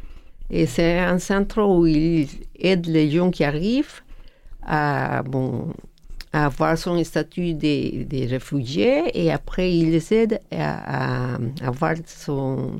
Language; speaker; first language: French; non-native, learner; Spanish